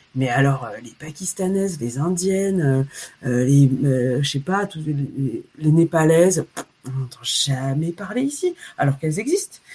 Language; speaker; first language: French; early bilingual, other home language; Chinese